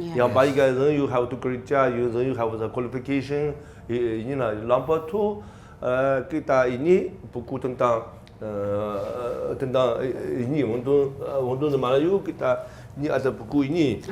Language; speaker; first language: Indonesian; non-native, learner; Chinese